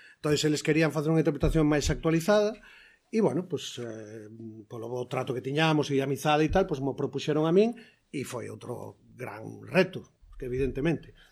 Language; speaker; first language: Galician; native; Galician